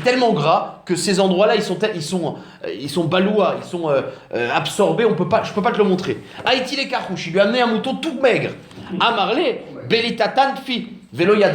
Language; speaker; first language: French; native; French